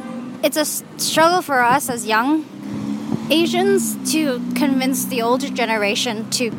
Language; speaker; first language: English; early bilingual, other home language; Chinese